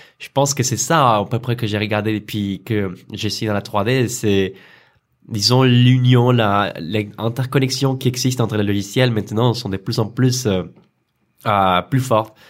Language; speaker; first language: French; non-native, fluent; Spanish